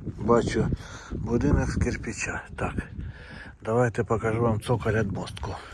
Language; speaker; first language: Ukrainian; non-native, local second language; Russian